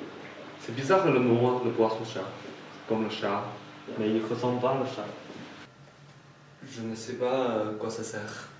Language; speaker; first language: French; non-native, learner; Chinese